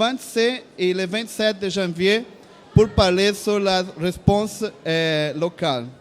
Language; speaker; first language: French; non-native, learner; Portuguese